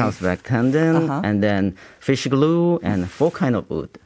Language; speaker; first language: English; non-native, learner; Korean